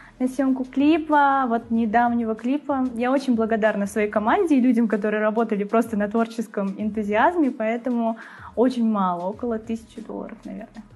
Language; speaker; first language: Russian; native; Russian